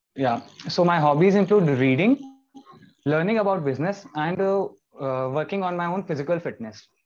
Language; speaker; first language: English; non-native, local second language; Hindi